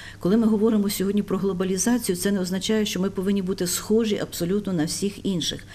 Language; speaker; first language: Ukrainian; native; Ukrainian